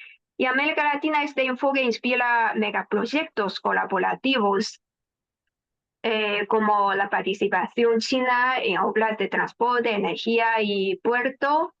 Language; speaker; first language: Spanish; non-native, fluent; Chinese